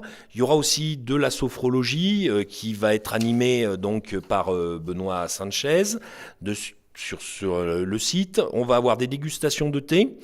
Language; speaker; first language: French; native; French